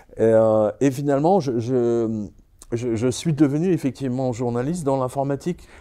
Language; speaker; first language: French; early bilingual, other home language; Serbian